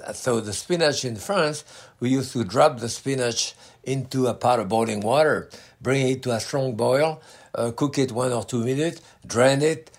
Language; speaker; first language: English; non-native, fluent; French